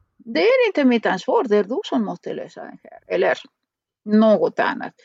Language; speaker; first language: Swedish; non-native, fluent; Spanish